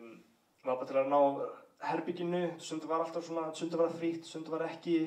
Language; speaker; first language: Icelandic; early bilingual, heritage; English